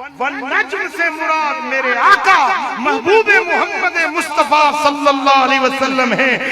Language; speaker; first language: Urdu; non-native, local second language; Sindhi